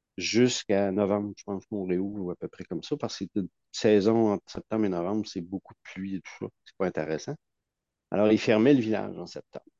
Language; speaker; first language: French; native; French